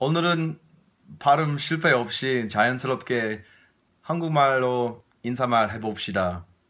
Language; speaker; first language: Korean; non-native, fluent; English